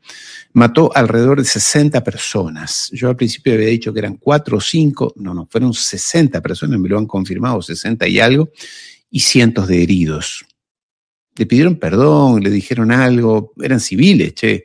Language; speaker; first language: Spanish; native; Spanish